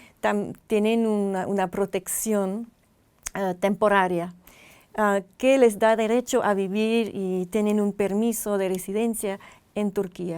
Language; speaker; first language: Spanish; non-native, fluent; French